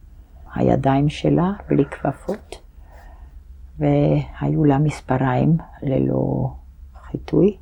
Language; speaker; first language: Hebrew; non-native, fluent; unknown